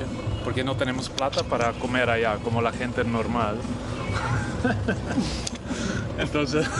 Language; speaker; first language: Spanish; non-native, learner; Dutch